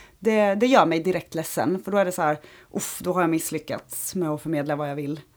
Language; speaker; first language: Swedish; early bilingual, other home language; Romanian